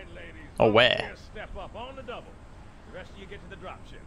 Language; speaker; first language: French; native; French